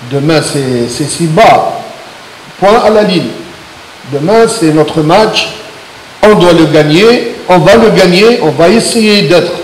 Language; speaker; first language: French; non-native, local second language; Arabic